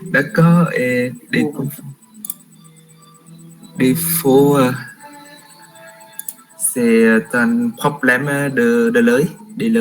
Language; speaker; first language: French; non-native, learner; Vietnamese